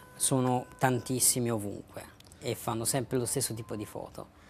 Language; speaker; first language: Italian; native; Italian